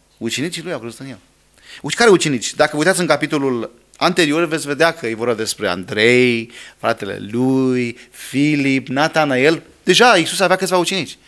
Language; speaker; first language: Romanian; non-native, fluent; English